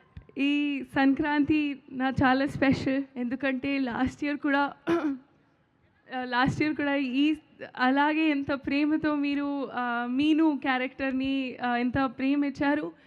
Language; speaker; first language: Telugu; non-native, learner; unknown